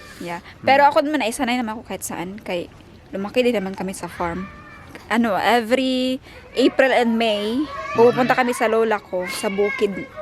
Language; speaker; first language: Filipino; non-native, local second language; Cebuano